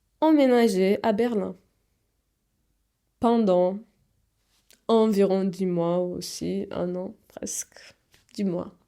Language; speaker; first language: French; non-native, fluent; Portuguese